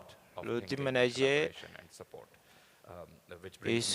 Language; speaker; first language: French; non-native, learner; Arabic